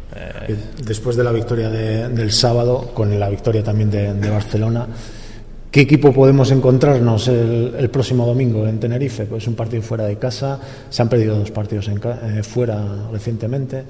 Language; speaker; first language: Spanish; native; Spanish